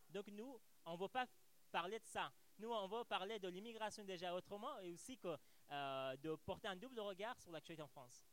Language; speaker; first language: French; non-native, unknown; Persian